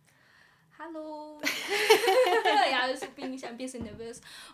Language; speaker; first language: German; non-native, learner; Chinese